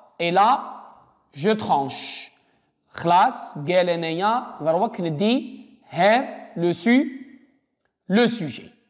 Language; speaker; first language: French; non-native, local second language; Arabic